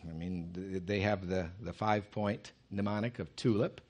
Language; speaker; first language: English; native; English